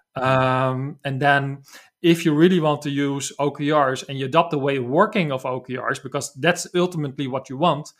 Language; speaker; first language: English; non-native, fluent; Dutch